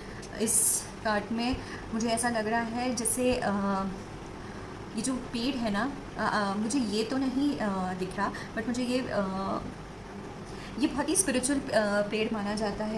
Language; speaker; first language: Hindi; native; Hindi